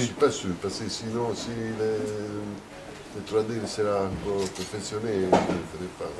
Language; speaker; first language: French; non-native, fluent; Italian